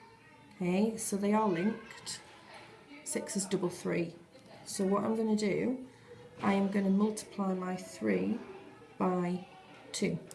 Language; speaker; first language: English; native; English